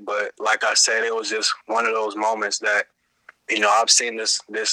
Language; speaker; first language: English; native; English